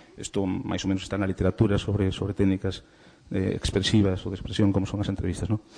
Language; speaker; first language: Galician; native; Galician